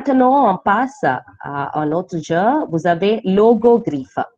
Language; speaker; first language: French; non-native, fluent; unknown